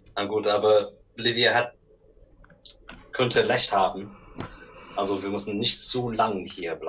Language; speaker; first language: German; non-native, learner; English